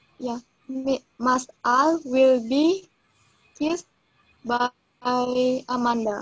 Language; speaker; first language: English; non-native, learner; Indonesian